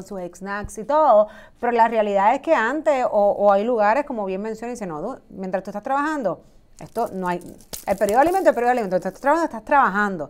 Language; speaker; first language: Spanish; native; Spanish